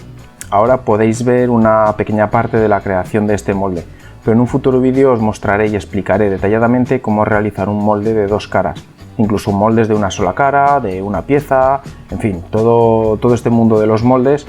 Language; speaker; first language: Spanish; native; Spanish